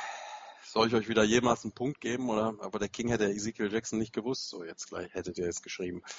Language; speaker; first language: German; native; German